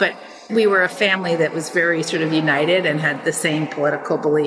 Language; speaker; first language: English; native; English